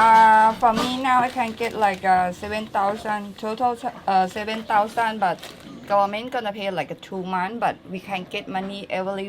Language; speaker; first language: English; non-native, learner; Thai